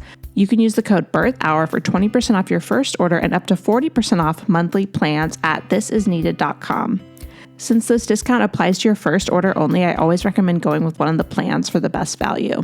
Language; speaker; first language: English; native; English